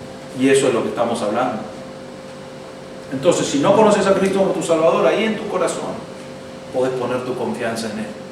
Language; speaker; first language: Spanish; native; Spanish